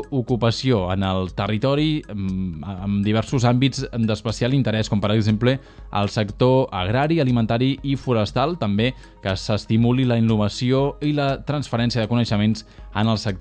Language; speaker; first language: Catalan; native; Catalan